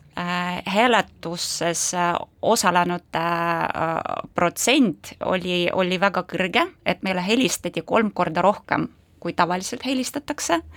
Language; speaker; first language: Estonian; non-native, local second language; Russian